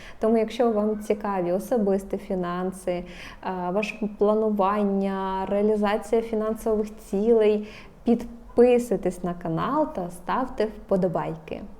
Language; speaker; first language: Ukrainian; non-native, local second language; Russian